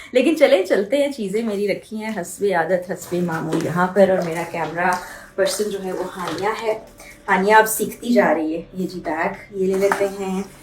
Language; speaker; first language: Urdu; native; Urdu